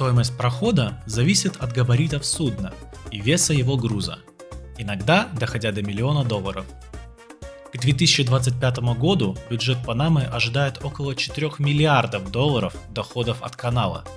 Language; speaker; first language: Russian; native; Russian